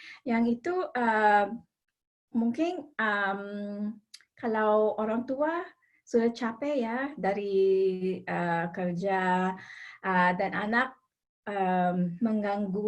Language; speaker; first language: Indonesian; non-native, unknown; English